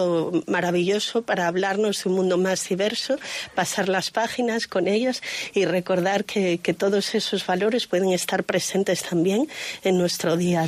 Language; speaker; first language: Spanish; native; Spanish